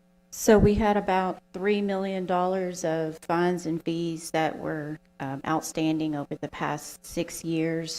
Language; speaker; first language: English; native; English